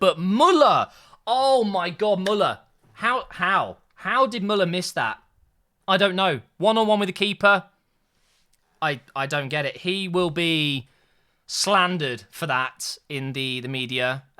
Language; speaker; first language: English; native; English